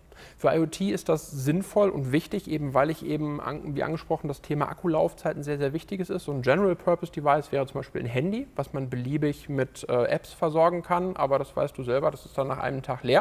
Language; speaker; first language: German; native; German